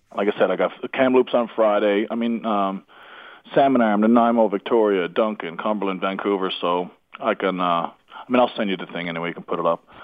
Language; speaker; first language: English; native; English